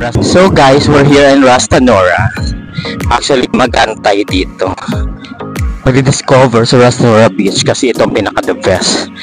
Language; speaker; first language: Filipino; non-native, local second language; Hiligaynon